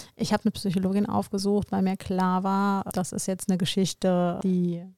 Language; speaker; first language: German; native; German